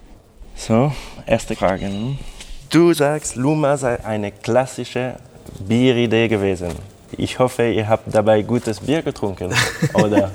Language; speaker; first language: German; non-native, local second language; French